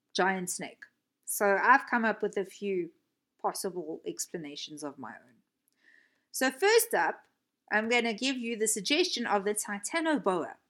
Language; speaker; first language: English; native; English